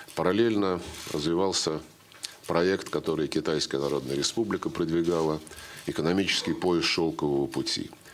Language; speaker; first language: Russian; native; Russian